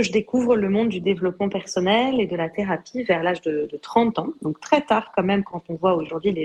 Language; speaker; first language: French; native; French